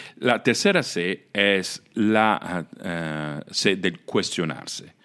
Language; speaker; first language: Spanish; non-native, fluent; Italian